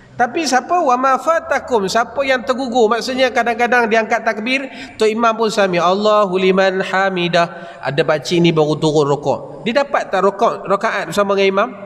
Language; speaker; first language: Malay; native; Malay